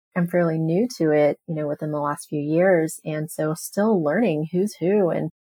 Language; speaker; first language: English; native; English